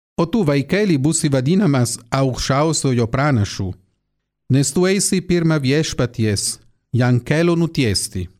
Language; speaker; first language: Lithuanian; non-native, fluent; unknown